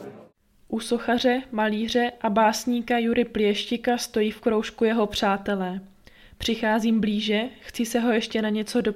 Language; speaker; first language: Czech; native; Czech